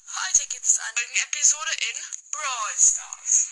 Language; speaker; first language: German; native; German